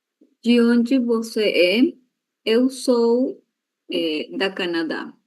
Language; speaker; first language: Portuguese; non-native, learner; Spanish